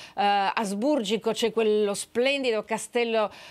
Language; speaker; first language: Italian; native; Italian